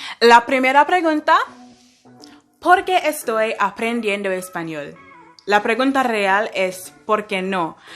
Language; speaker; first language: Spanish; non-native, fluent; English